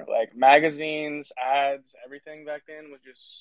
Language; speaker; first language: English; native; English